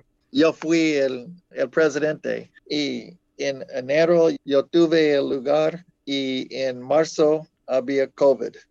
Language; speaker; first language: Spanish; non-native, fluent; English